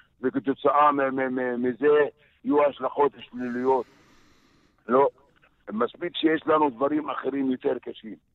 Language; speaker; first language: Hebrew; non-native, local second language; Arabic